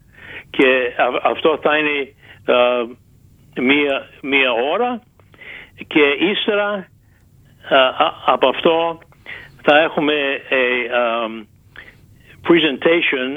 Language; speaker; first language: Greek; early bilingual, heritage; Greek